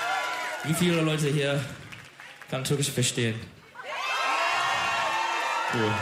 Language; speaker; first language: German; non-native, learner; Turkish